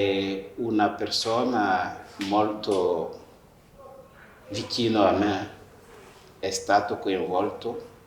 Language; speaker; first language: Italian; non-native, fluent; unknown